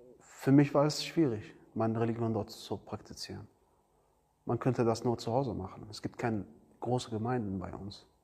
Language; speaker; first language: German; non-native, learner; Arabic